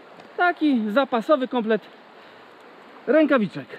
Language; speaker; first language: Polish; native; Polish